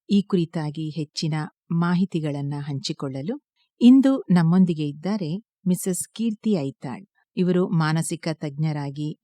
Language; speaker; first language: Kannada; native; Kannada